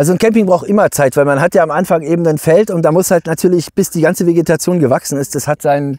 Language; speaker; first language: German; native; German